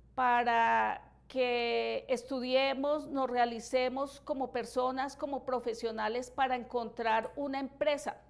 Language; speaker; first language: Spanish; native; Spanish